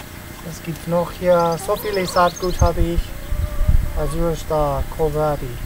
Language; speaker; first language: German; non-native, learner; Italian